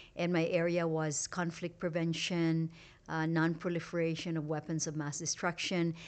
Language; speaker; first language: English; non-native, local second language; Hiligaynon